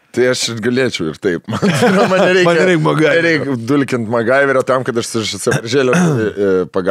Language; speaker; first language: Lithuanian; native; Lithuanian